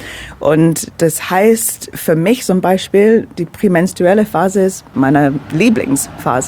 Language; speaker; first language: German; non-native, fluent; English